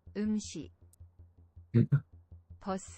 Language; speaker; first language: Korean; non-native, learner; English